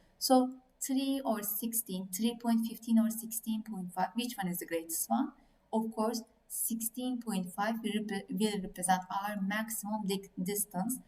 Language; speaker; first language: English; non-native, fluent; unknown